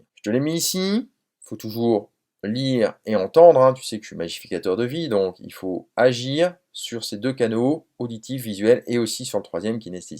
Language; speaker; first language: French; native; French